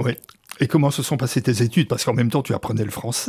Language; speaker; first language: French; native; French